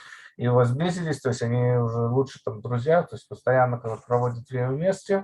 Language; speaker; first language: Russian; native; Russian